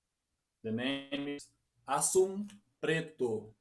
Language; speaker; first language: English; non-native, learner; Portuguese